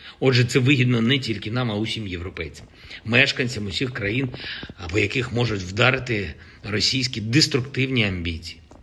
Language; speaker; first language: Ukrainian; non-native, local second language; Russian